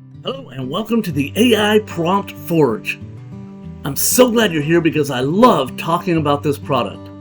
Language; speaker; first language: English; native; English